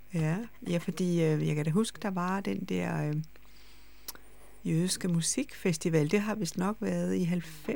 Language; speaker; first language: Danish; native; Danish